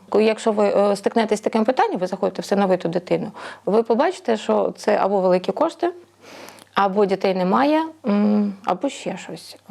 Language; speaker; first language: Ukrainian; native; Ukrainian